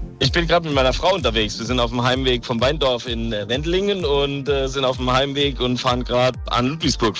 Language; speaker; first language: German; native; German